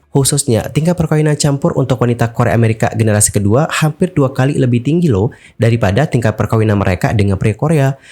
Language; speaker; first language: Indonesian; native; Indonesian